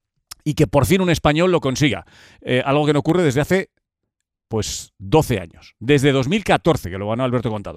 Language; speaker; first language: Spanish; native; Spanish